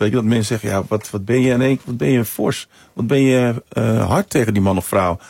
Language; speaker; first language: Dutch; early bilingual, other home language; Sranan Tongo